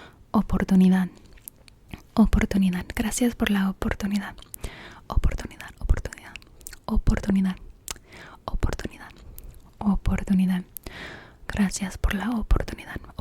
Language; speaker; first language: Spanish; early bilingual, heritage; Spanish